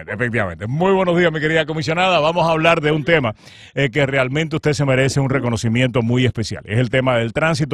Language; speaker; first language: Spanish; native; Spanish